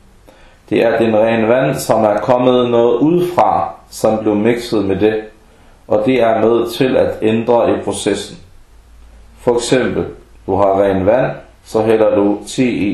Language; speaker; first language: Danish; early bilingual, other home language; Arabic